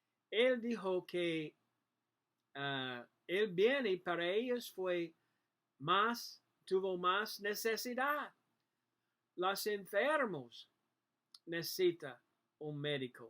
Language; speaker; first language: Spanish; non-native, learner; English